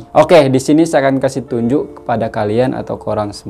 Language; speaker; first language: Indonesian; non-native, fluent; Malay